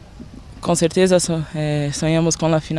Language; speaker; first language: Spanish; non-native, learner; Portuguese